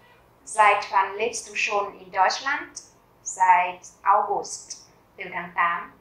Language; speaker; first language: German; non-native, fluent; Vietnamese